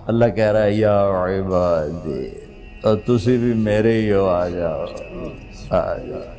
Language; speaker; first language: Urdu; non-native, local second language; Punjabi